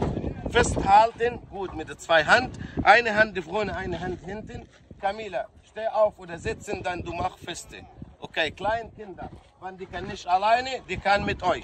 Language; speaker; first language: German; non-native, learner; Arabic